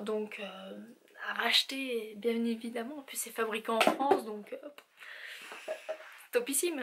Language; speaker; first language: French; native; French